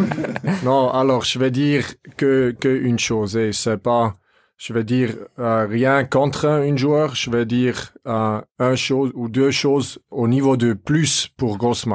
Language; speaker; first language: French; non-native, fluent; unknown